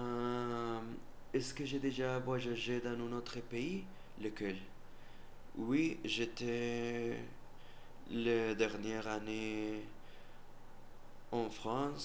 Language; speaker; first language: French; non-native, learner; Spanish